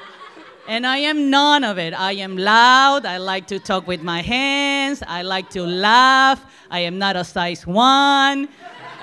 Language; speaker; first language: English; non-native, fluent; Spanish